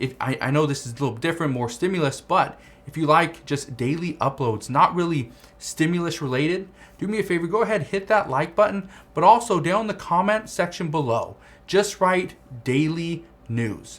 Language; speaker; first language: English; native; English